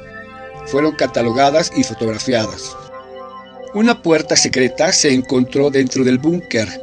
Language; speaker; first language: Spanish; native; Spanish